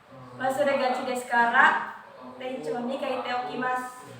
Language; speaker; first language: Japanese; non-native, learner; Indonesian